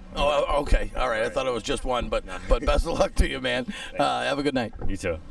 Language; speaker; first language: English; native; English